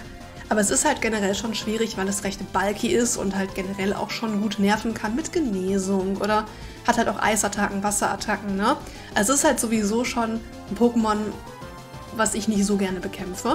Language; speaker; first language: German; native; German